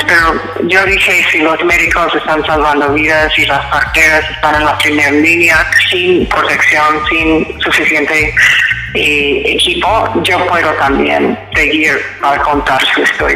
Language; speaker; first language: Spanish; non-native, fluent; English